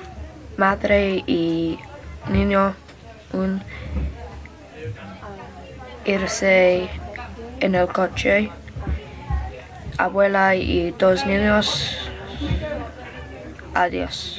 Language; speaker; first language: Spanish; non-native, learner; English